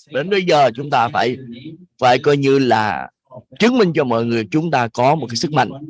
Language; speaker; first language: Vietnamese; native; Vietnamese